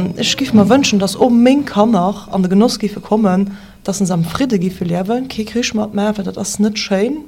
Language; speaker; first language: German; non-native, local second language; Luxembourgish